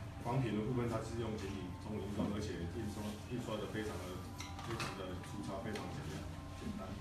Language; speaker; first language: Chinese; native; Chinese